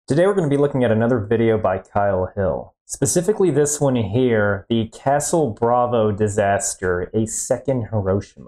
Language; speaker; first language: English; native; English